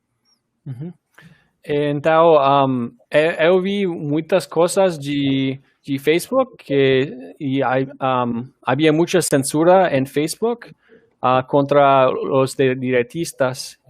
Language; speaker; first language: Portuguese; non-native, learner; English